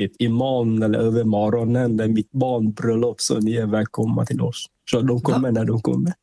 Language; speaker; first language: Swedish; non-native, fluent; Vietnamese